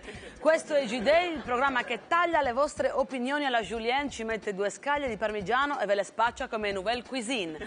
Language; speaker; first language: Italian; native; Italian